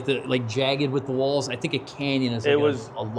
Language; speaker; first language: English; native; English